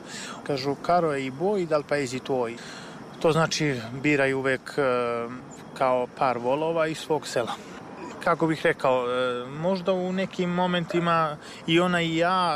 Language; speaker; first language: Serbian; native; Serbian